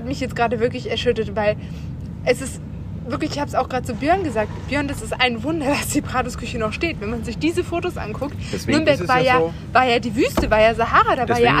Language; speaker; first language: German; native; German